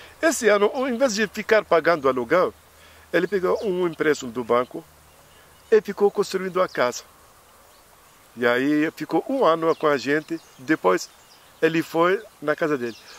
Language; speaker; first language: Portuguese; non-native, fluent; Arabic